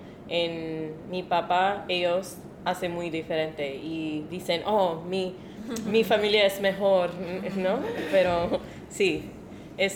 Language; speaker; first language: Spanish; non-native, learner; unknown